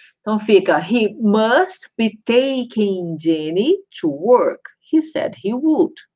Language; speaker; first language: English; non-native, fluent; Portuguese